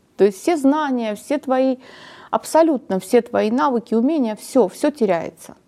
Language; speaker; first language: Russian; non-native, local second language; Armenian